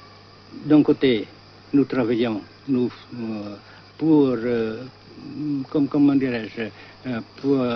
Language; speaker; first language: French; non-native, fluent; Vietnamese